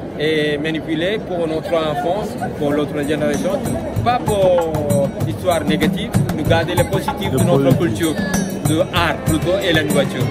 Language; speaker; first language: French; non-native, learner; Tamil